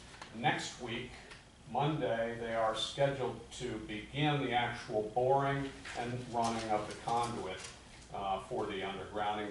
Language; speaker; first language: English; native; English